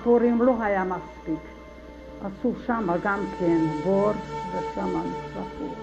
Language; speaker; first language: Hebrew; non-native, learner; Hungarian